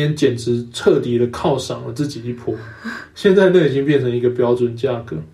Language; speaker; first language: Chinese; native; Chinese